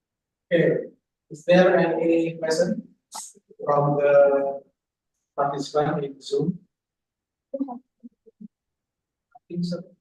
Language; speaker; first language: English; non-native, fluent; Indonesian